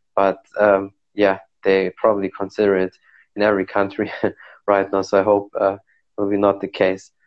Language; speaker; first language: English; non-native, fluent; Arabic